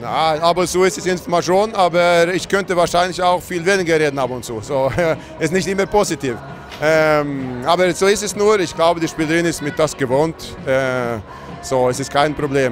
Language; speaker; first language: German; non-native, fluent; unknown